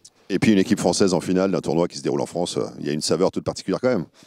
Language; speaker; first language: French; native; French